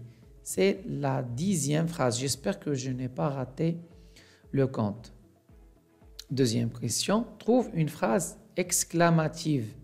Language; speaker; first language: French; non-native, local second language; Arabic